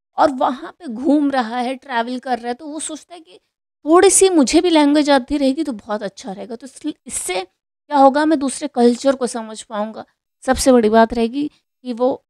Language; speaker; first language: Hindi; native; Hindi